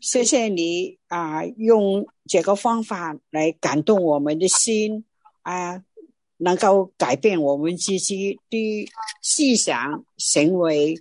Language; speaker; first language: Chinese; non-native, local second language; Cantonese